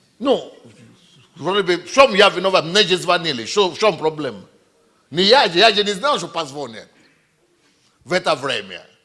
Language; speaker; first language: Russian; non-native, fluent; Yoruba